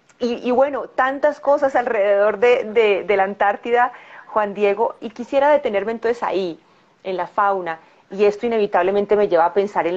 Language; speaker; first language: Spanish; native; Spanish